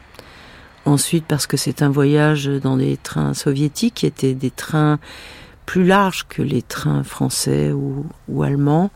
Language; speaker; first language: French; native; French